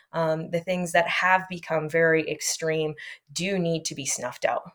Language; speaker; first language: English; native; English